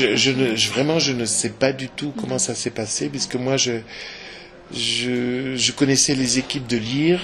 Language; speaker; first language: French; native; French